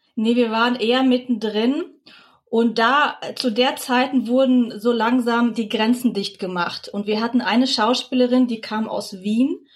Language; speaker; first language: German; early bilingual, other home language; Russian